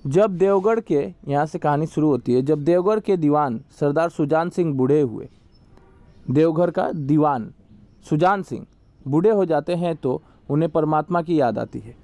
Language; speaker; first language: Hindi; non-native, local second language; Assamese